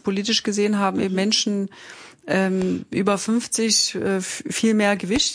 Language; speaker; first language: German; native; German